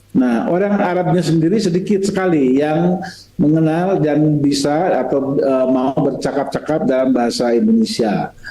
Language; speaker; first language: Indonesian; native; Indonesian